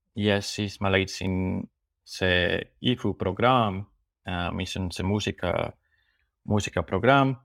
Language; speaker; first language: Estonian; non-native, fluent; Spanish